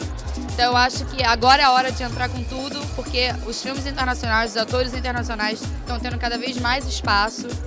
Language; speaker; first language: Portuguese; native; Portuguese